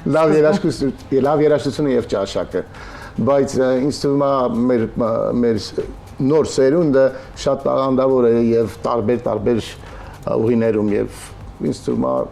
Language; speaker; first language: Armenian; native; Armenian